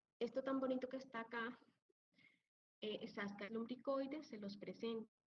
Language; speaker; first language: Spanish; native; Spanish